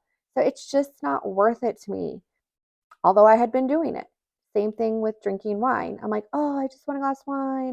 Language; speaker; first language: English; native; English